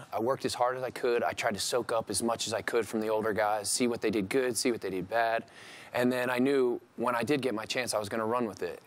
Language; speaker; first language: English; native; English